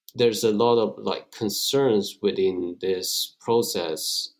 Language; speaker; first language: English; non-native, fluent; Chinese